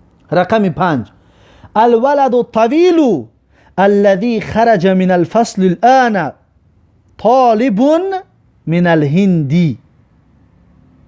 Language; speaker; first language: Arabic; non-native, fluent; Persian